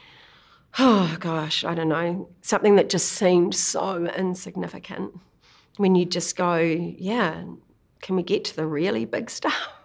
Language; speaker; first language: English; native; English